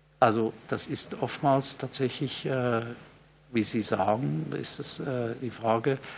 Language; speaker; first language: German; native; German